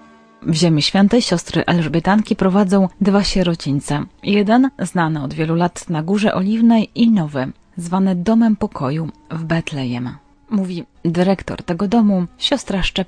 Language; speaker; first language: Polish; native; Polish